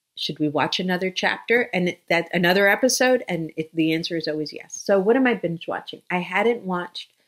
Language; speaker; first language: English; native; English